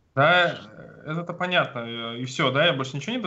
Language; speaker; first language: Russian; native; Russian